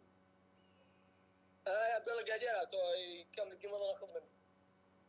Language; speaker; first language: Arabic; native; Arabic